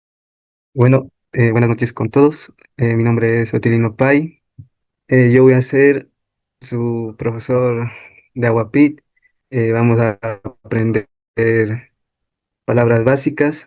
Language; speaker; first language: Spanish; non-native, local second language; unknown